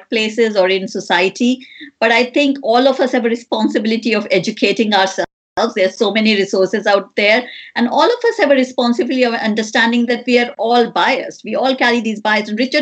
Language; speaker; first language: English; non-native, local second language; Hindi